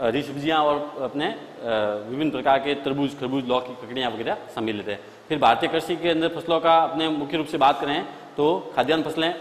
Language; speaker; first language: Hindi; native; Hindi